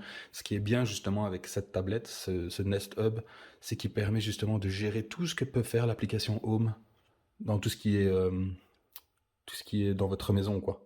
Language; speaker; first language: French; native; French